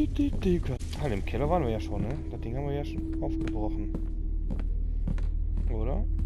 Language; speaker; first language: German; native; German